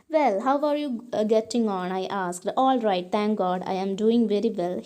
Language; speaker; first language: English; non-native, local second language; Malayalam